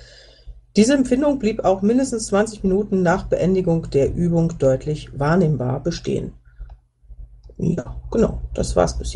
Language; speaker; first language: German; native; German